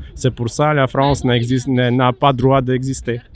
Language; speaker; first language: French; non-native, learner; Ukrainian